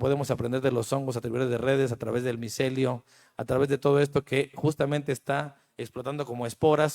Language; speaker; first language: Spanish; native; Spanish